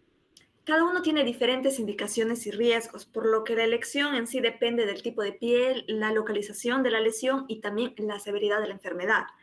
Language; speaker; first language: Spanish; native; Spanish